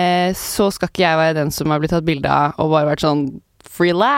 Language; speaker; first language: Norwegian; native; Norwegian